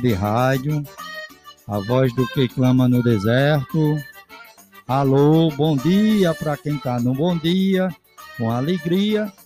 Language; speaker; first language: Portuguese; native; Portuguese